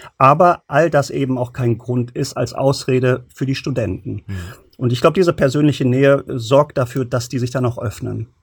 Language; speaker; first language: German; early bilingual, other home language; Turkish